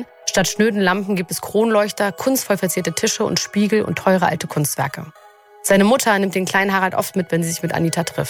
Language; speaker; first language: German; native; German